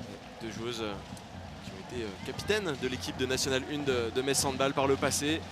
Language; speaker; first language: French; native; French